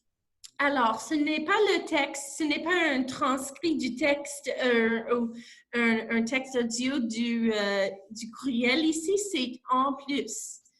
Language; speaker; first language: French; non-native, local second language; English